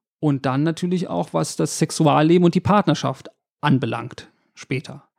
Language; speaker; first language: German; native; German